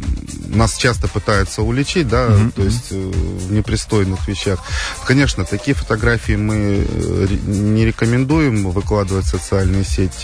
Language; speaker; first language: Russian; native; Russian